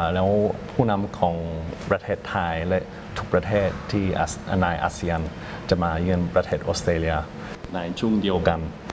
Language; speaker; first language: Thai; non-native, fluent; English